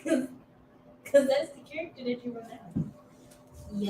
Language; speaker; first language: English; native; English